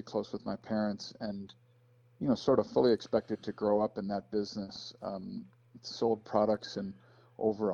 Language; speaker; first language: English; native; English